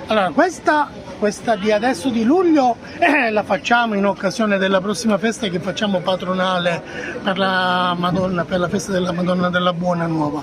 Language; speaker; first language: Italian; native; Italian